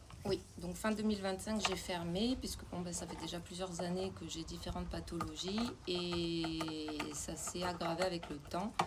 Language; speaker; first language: French; native; French